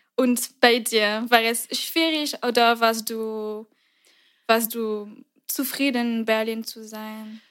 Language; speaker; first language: German; non-native, fluent; French